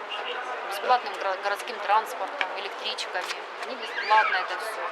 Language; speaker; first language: Russian; native; Russian